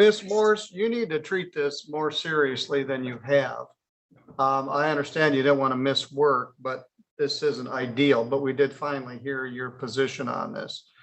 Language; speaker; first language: English; native; English